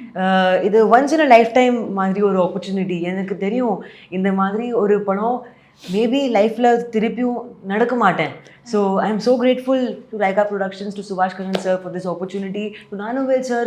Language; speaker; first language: Tamil; non-native, learner; Hindi